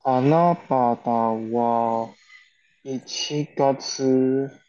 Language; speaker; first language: Japanese; non-native, learner; Chinese